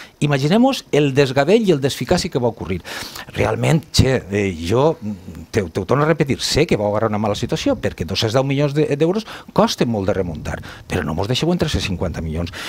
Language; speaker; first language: Catalan; native; Catalan